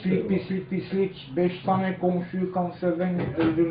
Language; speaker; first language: Turkish; native; Turkish